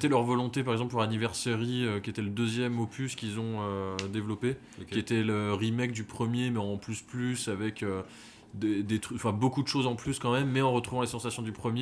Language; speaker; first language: French; native; French